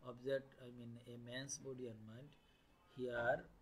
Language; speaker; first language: English; non-native, local second language; Bangla